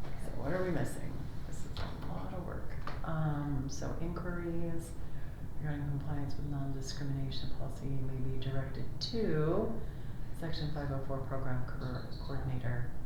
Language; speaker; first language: English; native; English